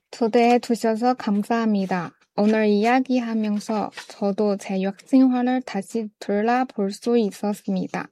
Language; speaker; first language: Korean; non-native, learner; Chinese